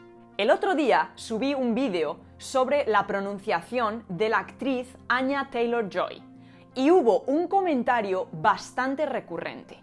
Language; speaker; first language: Spanish; native; Spanish